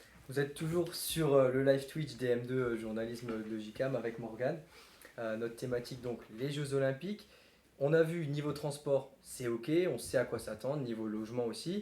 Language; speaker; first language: French; native; French